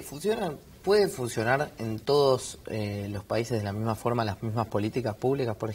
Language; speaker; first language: Spanish; native; Spanish